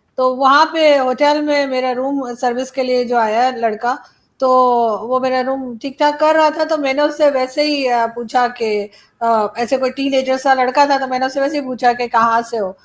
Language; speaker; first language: Hindi; native; Hindi